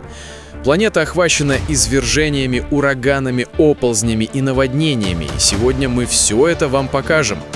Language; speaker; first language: Russian; native; Russian